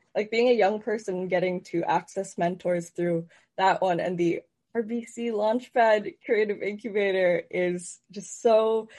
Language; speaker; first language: English; native; English